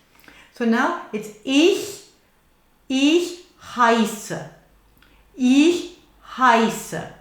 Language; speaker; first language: German; non-native, fluent; English